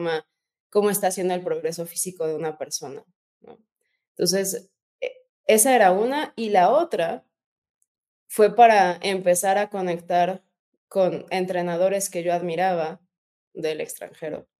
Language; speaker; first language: Spanish; native; Spanish